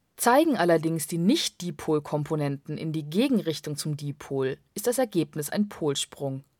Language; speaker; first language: German; native; German